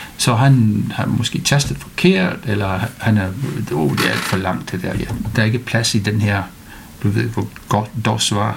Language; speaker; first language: Danish; non-native, fluent; English